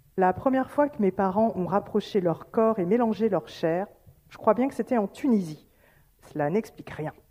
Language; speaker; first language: French; native; French